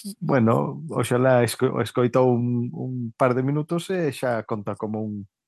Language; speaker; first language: Galician; early bilingual, heritage; Galician